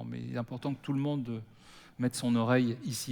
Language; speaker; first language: French; native; French